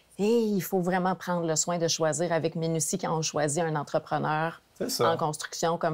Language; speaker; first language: French; native; French